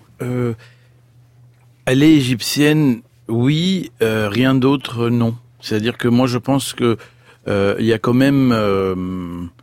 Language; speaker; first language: French; non-native, fluent; Arabic